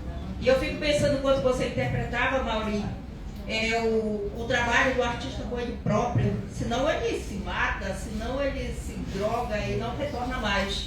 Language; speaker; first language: Portuguese; native; Portuguese